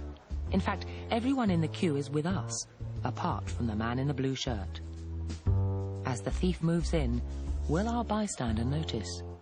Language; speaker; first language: English; native; English